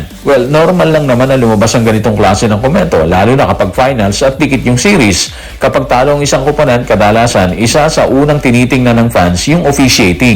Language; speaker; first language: Filipino; native; Filipino